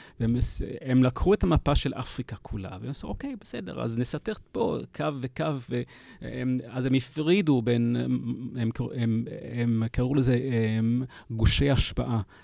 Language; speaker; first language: Hebrew; non-native, fluent; English